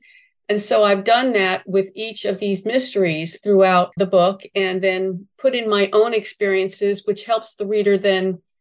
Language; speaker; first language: English; native; English